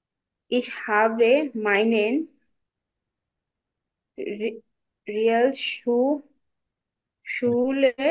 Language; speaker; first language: German; non-native, learner; Bangla